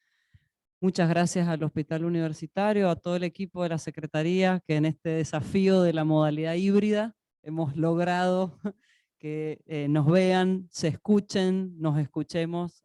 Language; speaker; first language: Spanish; native; Spanish